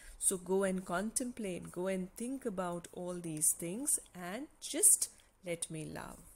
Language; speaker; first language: English; non-native, local second language; Punjabi